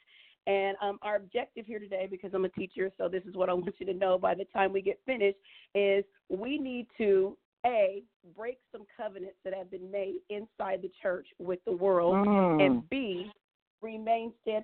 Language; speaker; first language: English; native; English